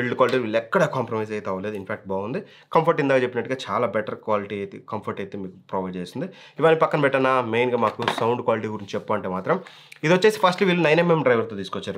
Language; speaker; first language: Telugu; native; Telugu